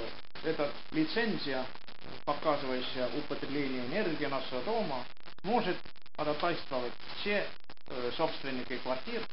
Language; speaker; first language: Russian; non-native, local second language; Estonian